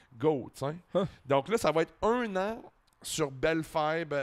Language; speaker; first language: French; native; French